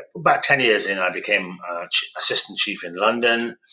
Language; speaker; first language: English; native; English